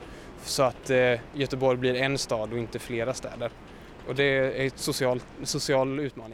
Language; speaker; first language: Swedish; native; Swedish